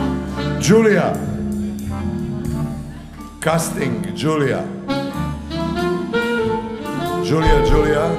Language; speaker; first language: Russian; non-native, learner; Serbian